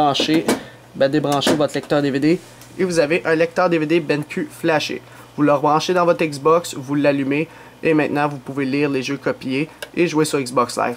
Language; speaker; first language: French; native; French